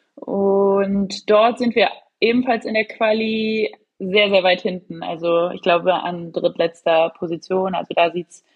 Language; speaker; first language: German; native; German